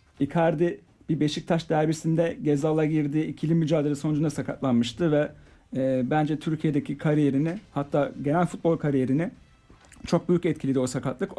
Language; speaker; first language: Turkish; native; Turkish